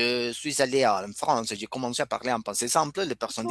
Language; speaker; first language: French; non-native, fluent; Spanish